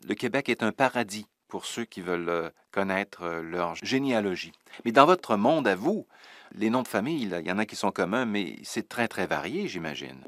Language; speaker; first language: French; native; French